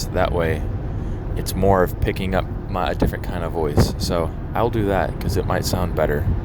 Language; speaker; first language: English; native; English